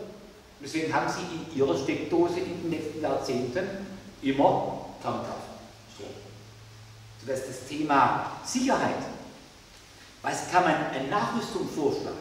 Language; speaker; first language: German; native; German